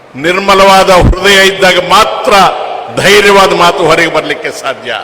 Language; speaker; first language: Kannada; native; Kannada